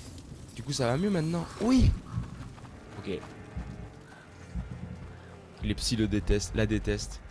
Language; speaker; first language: French; native; French